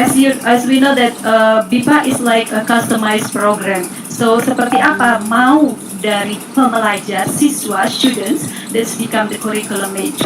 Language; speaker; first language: English; non-native, learner; Indonesian